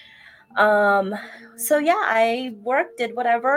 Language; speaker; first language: English; non-native, local second language; Bikol